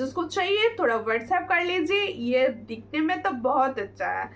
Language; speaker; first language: Hindi; non-native, local second language; Bangla